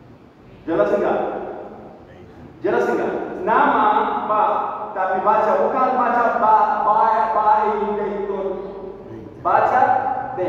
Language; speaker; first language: Indonesian; non-native, learner; Arabic